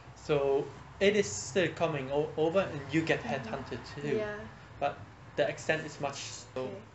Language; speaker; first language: English; non-native, fluent; Vietnamese